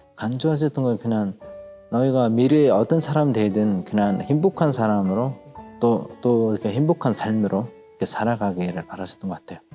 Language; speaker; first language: Korean; non-native, fluent; Mongolian